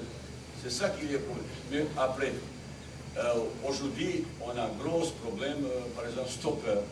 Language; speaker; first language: French; non-native, learner; Bosnian